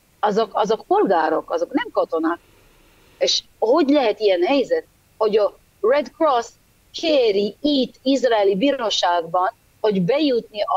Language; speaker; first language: Hungarian; early bilingual, heritage; Hebrew